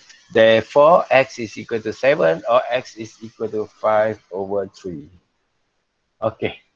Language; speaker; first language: English; non-native, local second language; Malay